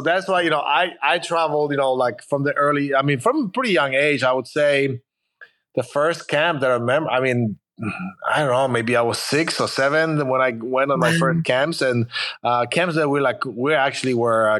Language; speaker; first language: English; non-native, fluent; Polish